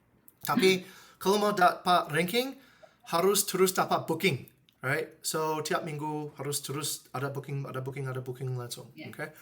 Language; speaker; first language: Indonesian; non-native, fluent; English